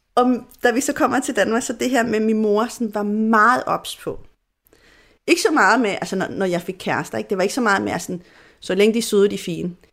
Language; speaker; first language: Danish; non-native, fluent; Spanish